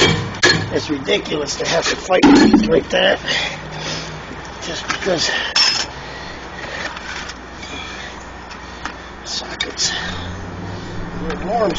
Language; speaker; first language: English; native; English